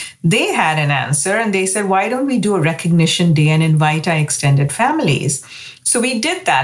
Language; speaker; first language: English; non-native, local second language; Hindi